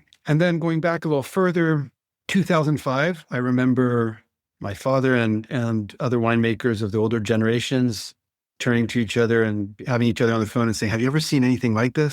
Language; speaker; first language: English; non-native, fluent; French